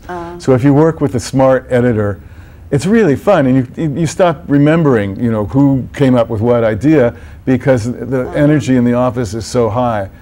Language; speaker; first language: English; native; English